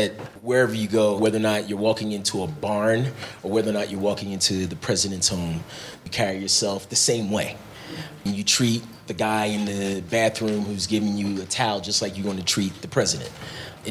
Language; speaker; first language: English; native; English